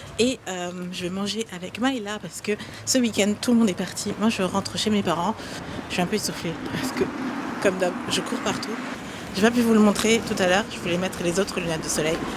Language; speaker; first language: French; early bilingual, other home language; German